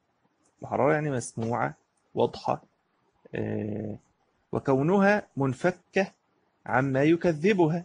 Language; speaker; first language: Arabic; native; Arabic